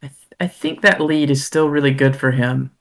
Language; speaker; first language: English; native; English